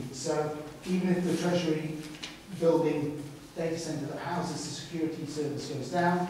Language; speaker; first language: English; native; English